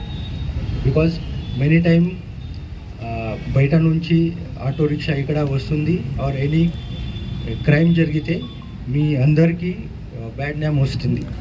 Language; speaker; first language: Telugu; non-native, learner; Hindi